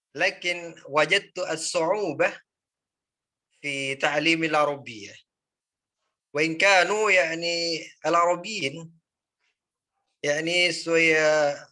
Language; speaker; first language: Arabic; non-native, fluent; Madurese